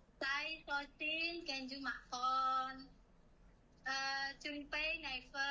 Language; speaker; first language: Cantonese; non-native, learner; Indonesian